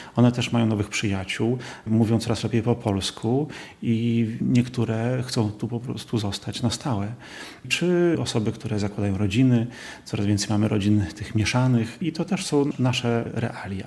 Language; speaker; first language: Polish; native; Polish